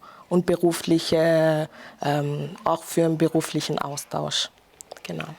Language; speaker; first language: German; non-native, fluent; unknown